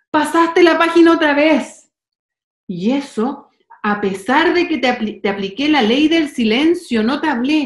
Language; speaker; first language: Spanish; native; Spanish